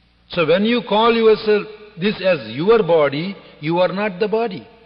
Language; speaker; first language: English; non-native, local second language; Tamil